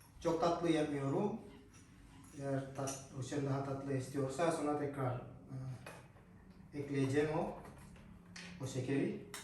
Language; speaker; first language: Turkish; non-native, learner; Indonesian